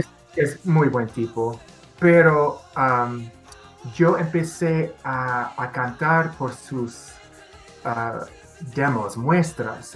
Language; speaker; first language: Spanish; non-native, fluent; English